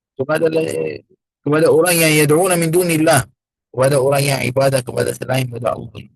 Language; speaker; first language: Malay; non-native, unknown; Arabic